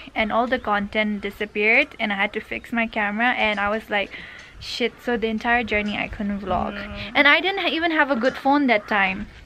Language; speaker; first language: English; non-native, local second language; Tangkhul Naga (India)